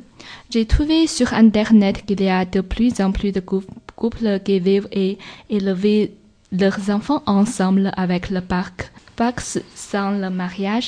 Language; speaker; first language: French; non-native, learner; Chinese